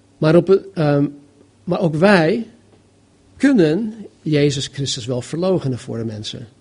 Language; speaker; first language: Dutch; non-native, fluent; English